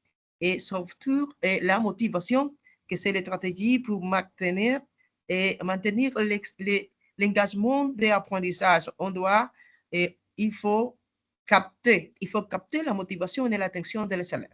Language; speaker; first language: French; non-native, learner; Spanish